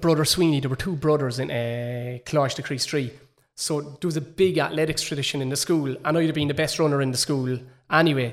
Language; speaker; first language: English; native; English